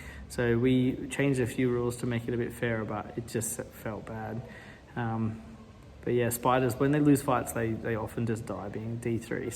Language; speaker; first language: English; native; English